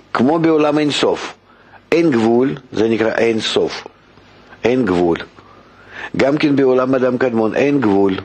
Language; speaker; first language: Hebrew; non-native, fluent; Russian